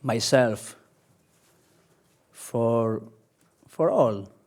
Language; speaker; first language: English; non-native, learner; Spanish